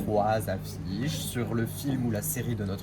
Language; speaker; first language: French; native; French